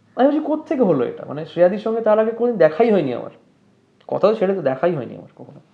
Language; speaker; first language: Bangla; native; Bangla